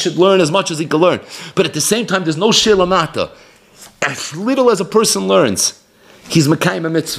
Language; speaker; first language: English; native; English